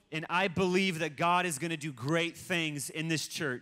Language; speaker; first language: English; early bilingual, other home language; Russian